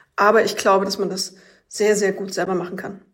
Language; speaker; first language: German; native; German